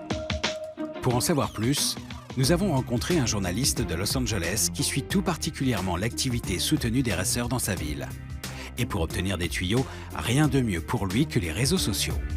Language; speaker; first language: French; native; French